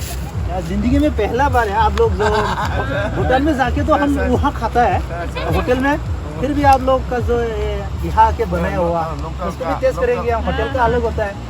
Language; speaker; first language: Hindi; non-native, local second language; Bodo